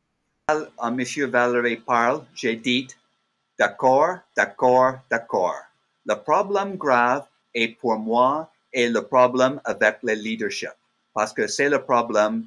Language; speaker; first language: French; non-native, learner; English